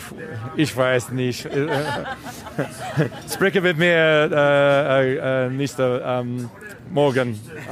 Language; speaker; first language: German; non-native, learner; English